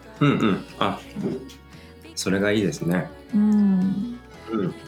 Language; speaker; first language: Japanese; native; Japanese